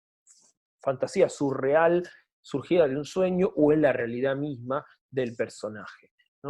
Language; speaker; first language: Spanish; native; Spanish